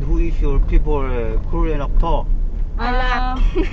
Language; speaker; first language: English; non-native, learner; Korean